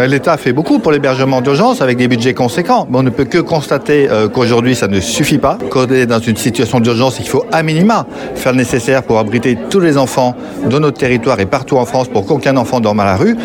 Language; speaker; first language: French; native; French